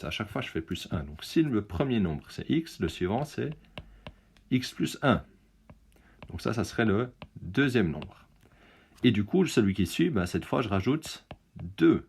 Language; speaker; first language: French; native; French